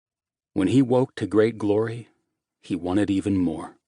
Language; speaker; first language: English; native; English